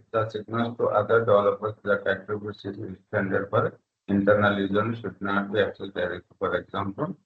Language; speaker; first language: English; non-native, local second language; Telugu